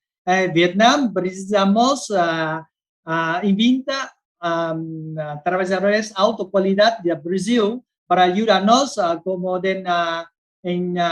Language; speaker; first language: Spanish; non-native, learner; Vietnamese